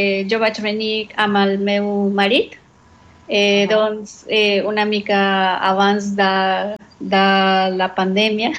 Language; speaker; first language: Catalan; non-native, learner; Spanish